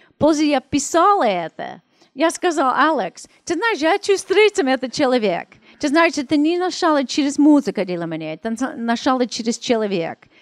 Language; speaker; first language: Russian; non-native, learner; English